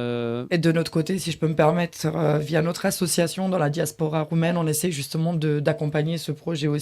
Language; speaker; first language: French; non-native, fluent; Romanian